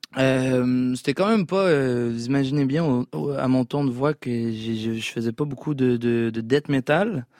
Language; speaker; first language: French; native; French